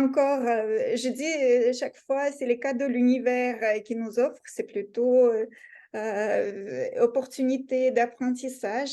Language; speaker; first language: French; non-native, fluent; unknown